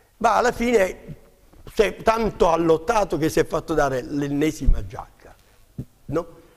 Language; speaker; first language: Italian; native; Italian